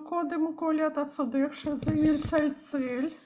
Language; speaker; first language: Hebrew; non-native, fluent; Russian